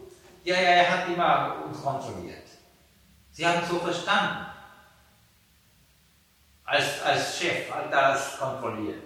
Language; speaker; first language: German; non-native, fluent; Sinhala